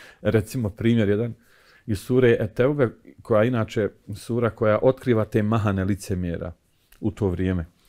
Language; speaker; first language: Bosnian; native; Bosnian